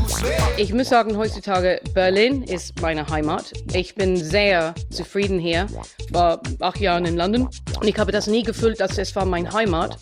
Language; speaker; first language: German; non-native, fluent; English